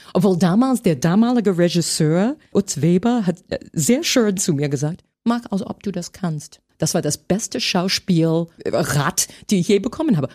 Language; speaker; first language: German; non-native, fluent; English